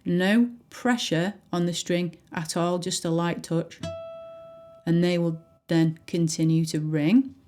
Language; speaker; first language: English; native; English